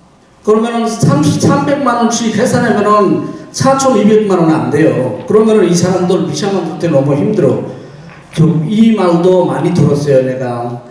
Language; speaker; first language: Korean; non-native, fluent; Bangla